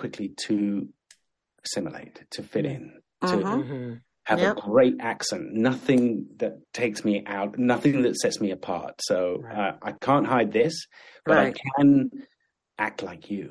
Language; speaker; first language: English; native; English